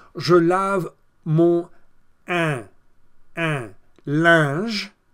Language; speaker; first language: French; non-native, fluent; English